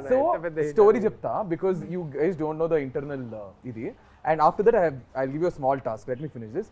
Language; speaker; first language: Telugu; native; Telugu